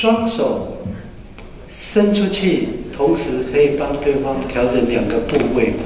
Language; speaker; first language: Chinese; native; Chinese